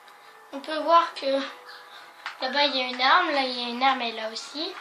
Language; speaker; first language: French; native; French